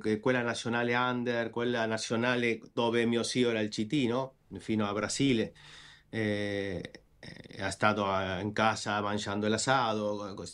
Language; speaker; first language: Italian; non-native, fluent; Spanish